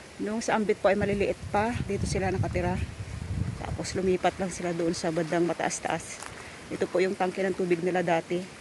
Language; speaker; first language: Filipino; non-native, local second language; Cebuano